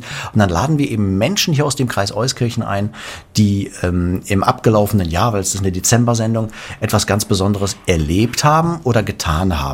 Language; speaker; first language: German; native; German